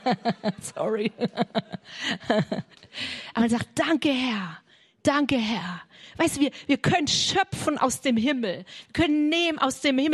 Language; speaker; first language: German; native; German